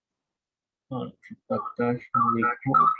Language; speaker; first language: French; non-native, fluent; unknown